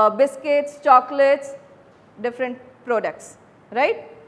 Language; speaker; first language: English; non-native, local second language; Gujarati